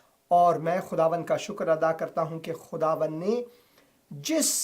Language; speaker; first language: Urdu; non-native, fluent; Persian